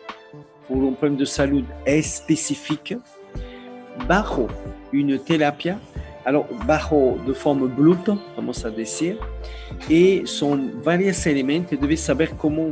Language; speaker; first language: Spanish; non-native, learner; French